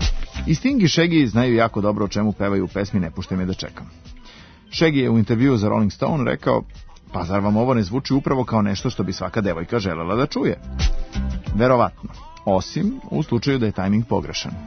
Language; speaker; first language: Serbian; native; Serbian